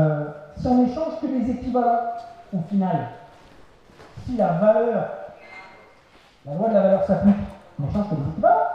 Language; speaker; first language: French; native; French